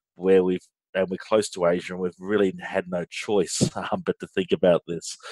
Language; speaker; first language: English; native; English